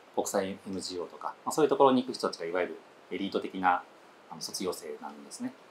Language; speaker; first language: Japanese; native; Japanese